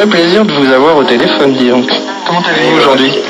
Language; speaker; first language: French; native; French